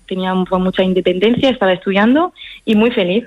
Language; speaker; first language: Spanish; early bilingual, heritage; French